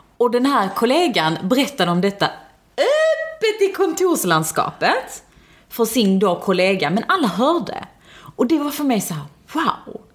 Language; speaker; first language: Swedish; early bilingual, other home language; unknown